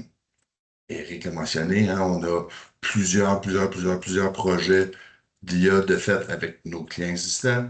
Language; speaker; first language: French; native; French